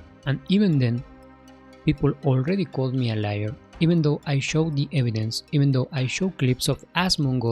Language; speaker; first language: English; non-native, fluent; Spanish